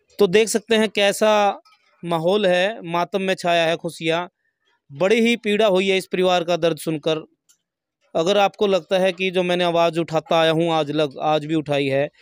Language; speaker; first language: Hindi; native; Hindi